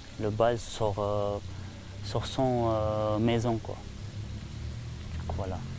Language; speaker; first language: French; non-native, learner; Persian